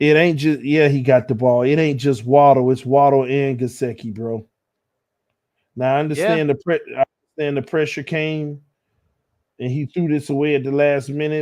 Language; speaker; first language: English; native; English